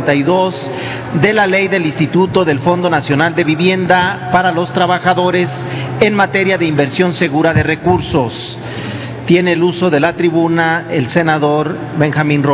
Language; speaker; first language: Spanish; native; Spanish